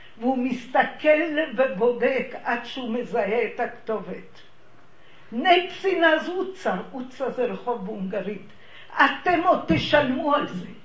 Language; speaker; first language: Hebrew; early bilingual, other home language; Hungarian